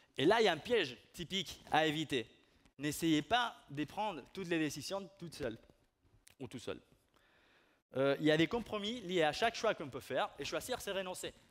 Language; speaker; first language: French; non-native, fluent; Spanish